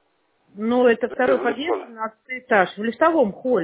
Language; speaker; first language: Russian; native; Russian